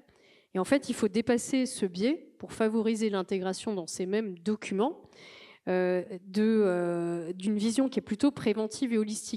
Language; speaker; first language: French; native; French